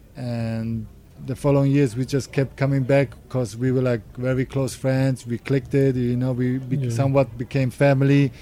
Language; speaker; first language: English; non-native, fluent; German